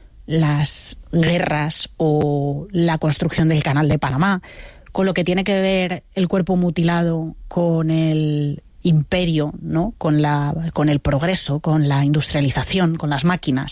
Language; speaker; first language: Spanish; native; Spanish